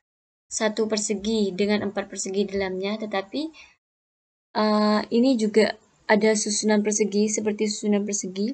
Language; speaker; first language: Indonesian; native; Indonesian